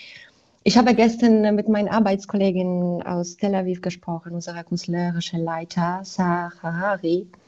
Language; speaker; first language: German; non-native, fluent; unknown